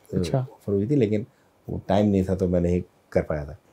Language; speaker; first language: Hindi; native; Hindi